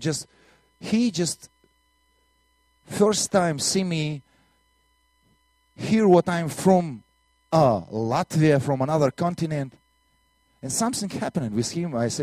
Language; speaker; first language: English; non-native, learner; Russian